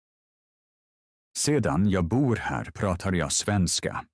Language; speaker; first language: Swedish; non-native, fluent; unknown